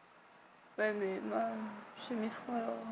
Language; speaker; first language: French; native; French